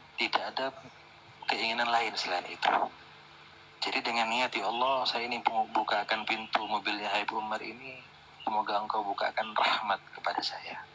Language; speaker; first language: Indonesian; native; Indonesian